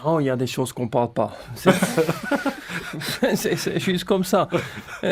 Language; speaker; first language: French; non-native, local second language; Swiss German